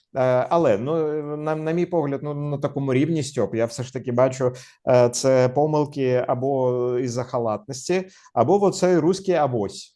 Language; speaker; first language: Ukrainian; non-native, local second language; Russian